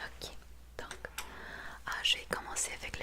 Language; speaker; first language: French; non-native, learner; English